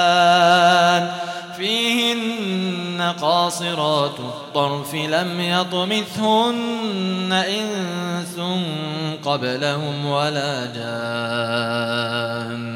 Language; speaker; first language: Arabic; native; Arabic